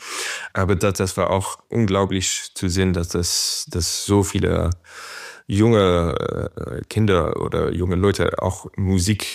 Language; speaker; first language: German; non-native, fluent; French